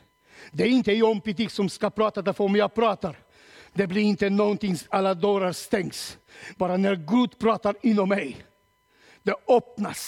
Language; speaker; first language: Swedish; non-native, learner; Romanian